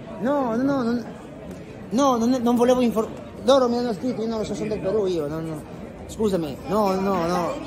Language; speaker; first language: Italian; non-native, fluent; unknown